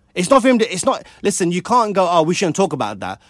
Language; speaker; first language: English; early bilingual, other home language; Hindi